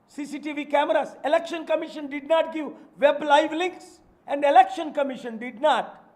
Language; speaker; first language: English; non-native, local second language; Telugu